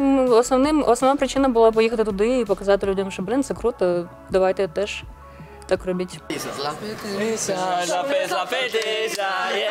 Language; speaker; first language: Ukrainian; native; Ukrainian